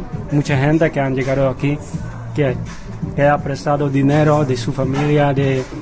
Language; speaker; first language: Spanish; non-native, fluent; Vietnamese